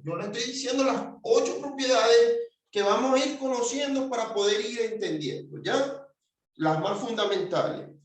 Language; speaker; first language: Spanish; native; Spanish